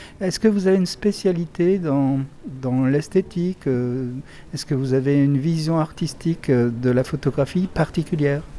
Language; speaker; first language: French; native; French